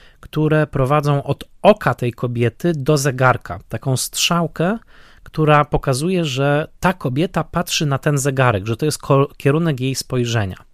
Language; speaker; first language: Polish; native; Polish